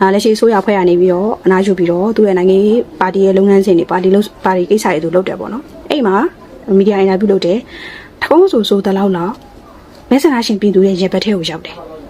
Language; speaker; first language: Burmese; native; Burmese